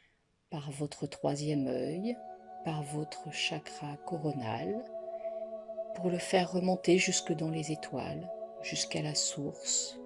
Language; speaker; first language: French; native; French